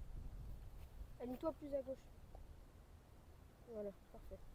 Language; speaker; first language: French; native; French